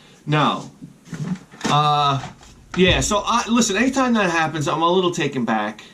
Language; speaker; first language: English; native; English